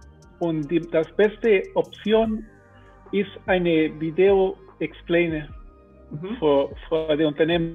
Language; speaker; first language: German; non-native, learner; Spanish